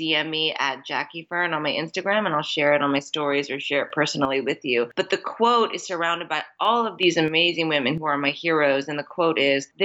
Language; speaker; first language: English; native; English